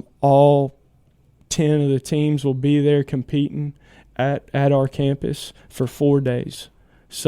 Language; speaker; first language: English; native; English